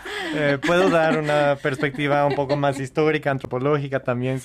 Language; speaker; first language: Spanish; non-native, fluent; English